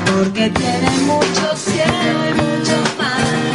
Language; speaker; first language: Spanish; native; Spanish